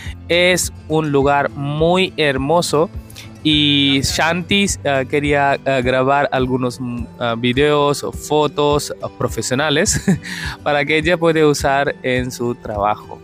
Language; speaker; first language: Spanish; non-native, learner; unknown